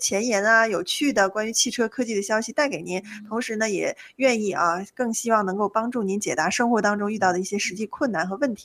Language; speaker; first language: Chinese; native; Chinese